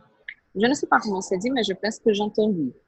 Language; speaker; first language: French; non-native, learner; Portuguese